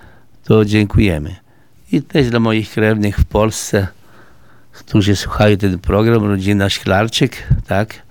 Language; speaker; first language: Polish; early bilingual, heritage; Portuguese